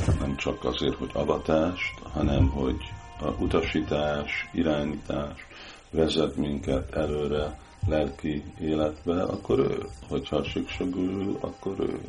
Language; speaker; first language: Hungarian; early bilingual, heritage; Hungarian